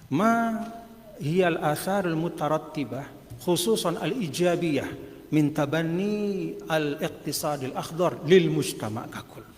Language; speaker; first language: Arabic; non-native, fluent; Indonesian